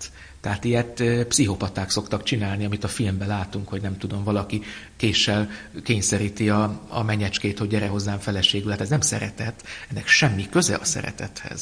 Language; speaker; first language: Hungarian; native; Hungarian